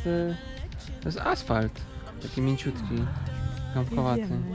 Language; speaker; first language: Polish; native; Polish